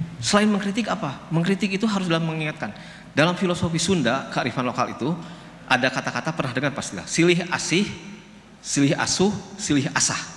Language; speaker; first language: Indonesian; non-native, local second language; Sundanese